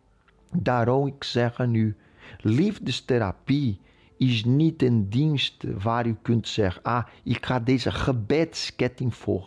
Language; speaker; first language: Dutch; non-native, fluent; Portuguese